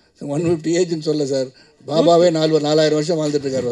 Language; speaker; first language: Tamil; native; Tamil